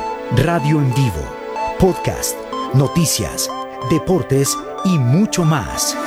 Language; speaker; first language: Spanish; native; Spanish